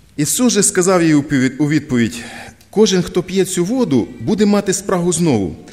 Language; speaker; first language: Ukrainian; non-native, local second language; Russian